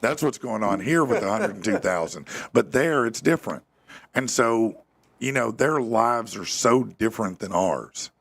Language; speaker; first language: English; native; English